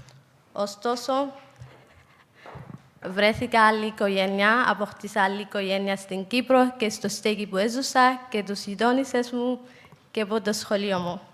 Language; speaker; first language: Greek; non-native, fluent; Somali